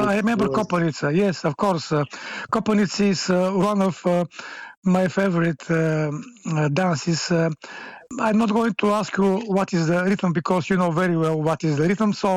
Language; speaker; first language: English; non-native, fluent; Bulgarian